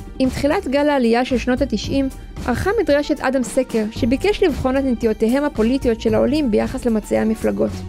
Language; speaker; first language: Hebrew; early bilingual, other home language; Russian